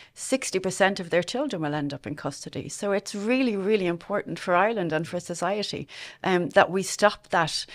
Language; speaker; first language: English; native; English